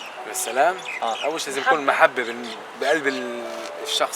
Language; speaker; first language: Arabic; native; Arabic